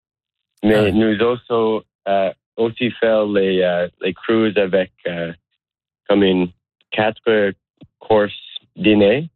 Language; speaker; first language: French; non-native, learner; English